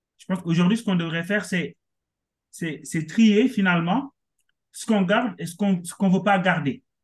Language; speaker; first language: French; non-native, local second language; Wolof